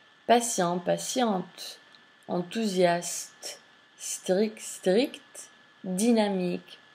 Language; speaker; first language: French; non-native, fluent; English